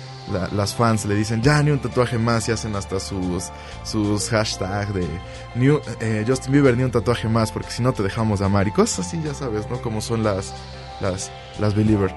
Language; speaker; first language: Spanish; native; Spanish